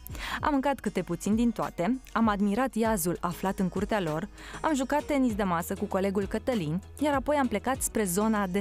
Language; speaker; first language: Romanian; native; Romanian